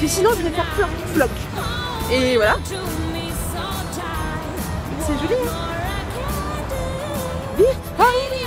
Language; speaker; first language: French; native; French